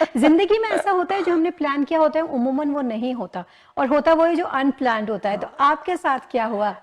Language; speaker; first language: Urdu; native; Urdu